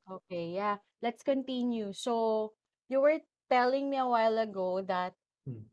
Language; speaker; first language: English; non-native, local second language; Filipino